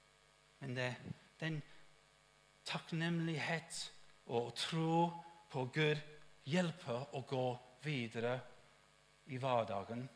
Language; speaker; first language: Norwegian; non-native, fluent; English